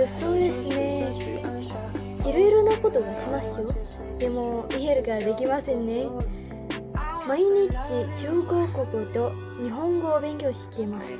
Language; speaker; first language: Japanese; non-native, learner; Indonesian